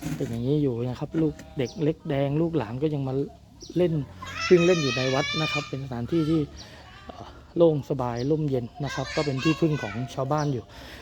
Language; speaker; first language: Thai; native; Thai